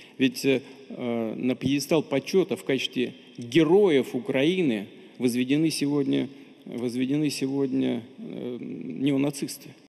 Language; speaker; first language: Russian; native; Russian